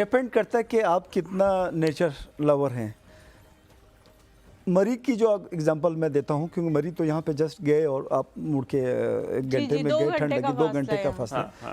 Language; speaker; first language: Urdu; non-native, local second language; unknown